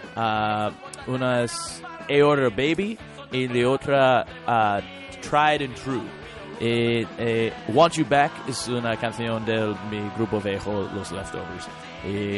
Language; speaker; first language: Spanish; non-native, learner; English